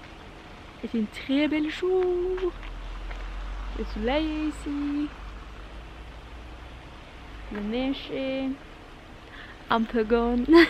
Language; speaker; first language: French; non-native, learner; Norwegian